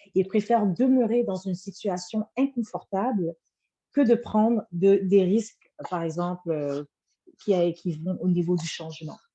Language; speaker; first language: French; native; French